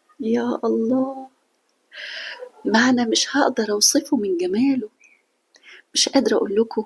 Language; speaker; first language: Arabic; native; Arabic